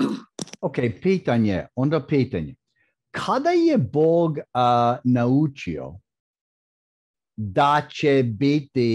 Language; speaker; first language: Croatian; early bilingual, heritage; Croatian